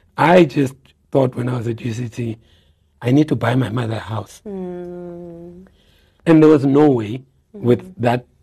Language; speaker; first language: English; non-native, local second language; Xhosa